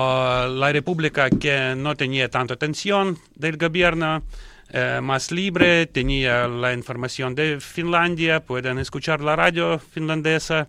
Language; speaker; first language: Spanish; non-native, learner; Russian